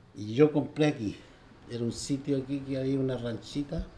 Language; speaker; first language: Spanish; native; Spanish